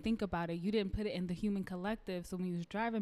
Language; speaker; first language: English; native; English